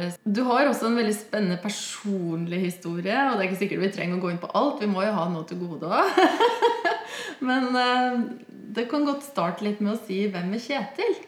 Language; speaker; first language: Norwegian; native; Norwegian